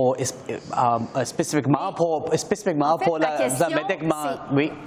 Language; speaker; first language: French; non-native, learner; English